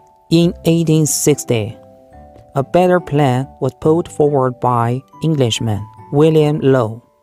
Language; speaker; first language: English; non-native, learner; Chinese